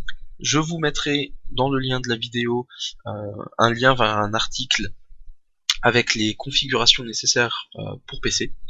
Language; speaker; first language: French; native; French